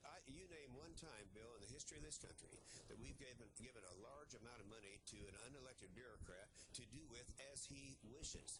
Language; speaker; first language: English; native; English